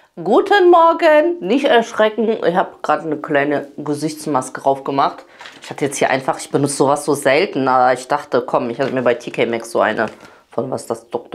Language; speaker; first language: German; early bilingual, other home language; Polish